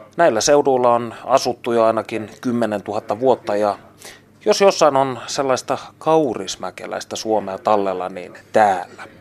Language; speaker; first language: Finnish; native; Finnish